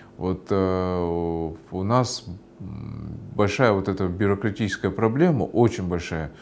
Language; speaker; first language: Russian; non-native, local second language; Kyrgyz